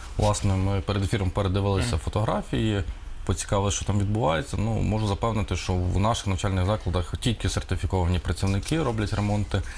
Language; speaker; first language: Ukrainian; native; Ukrainian